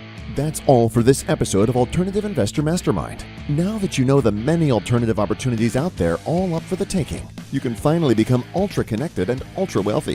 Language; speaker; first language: English; native; English